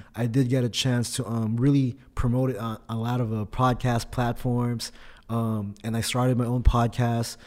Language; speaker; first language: English; early bilingual, other home language; Filipino